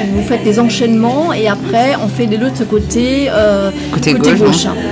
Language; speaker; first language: French; non-native, fluent; German